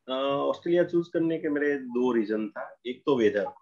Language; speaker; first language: Hindi; non-native, local second language; Gujarati